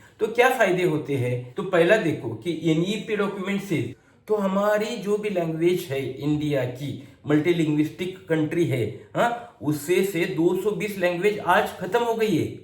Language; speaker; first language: Hindi; non-native, local second language; Marathi